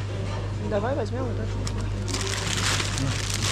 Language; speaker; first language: Russian; native; Russian